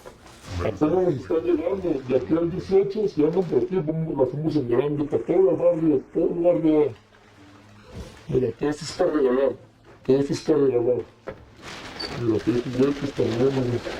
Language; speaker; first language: Spanish; native; Spanish